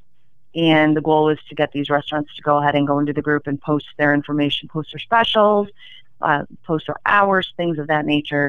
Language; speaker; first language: English; native; English